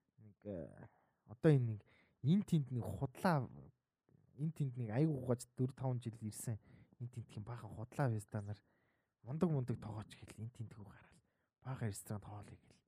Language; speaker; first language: Mongolian; native; Mongolian